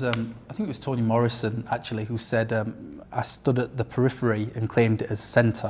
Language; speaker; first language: English; native; English